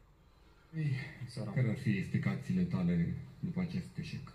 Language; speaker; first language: Romanian; native; Romanian